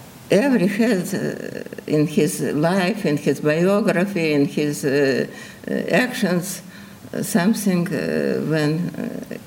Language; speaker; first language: English; non-native, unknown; Russian